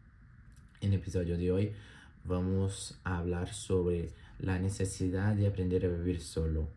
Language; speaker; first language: Spanish; non-native, learner; Portuguese